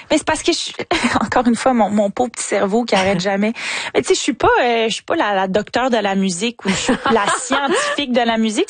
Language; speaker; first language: French; native; French